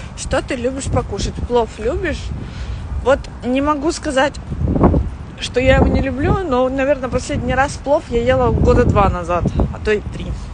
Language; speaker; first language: Russian; native; Russian